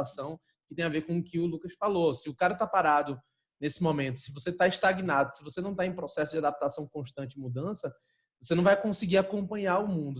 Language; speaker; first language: Portuguese; native; Portuguese